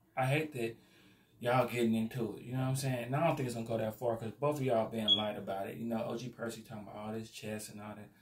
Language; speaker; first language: English; native; English